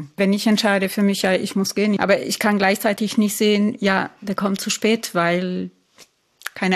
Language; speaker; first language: German; non-native, fluent; Italian